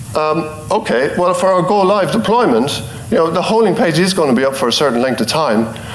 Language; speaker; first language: English; native; English